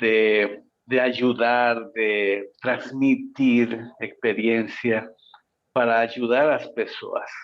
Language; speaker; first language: Portuguese; non-native, fluent; Spanish